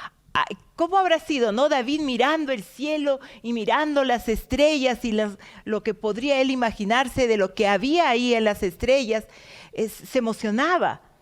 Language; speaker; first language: Spanish; native; Spanish